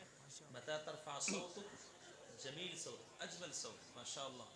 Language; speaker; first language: Arabic; non-native, learner; Urdu